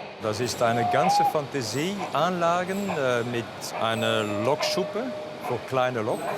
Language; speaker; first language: German; non-native, learner; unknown